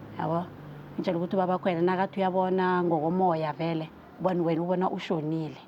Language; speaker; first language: Zulu; non-native, local second language; South Ndebele